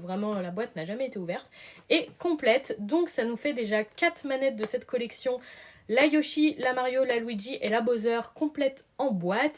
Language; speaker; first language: French; native; French